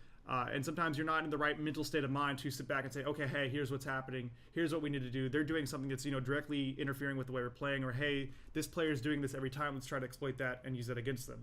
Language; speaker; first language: English; native; English